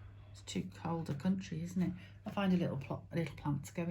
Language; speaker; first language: English; native; English